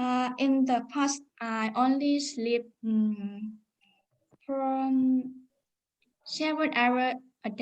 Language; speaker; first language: English; non-native, learner; Vietnamese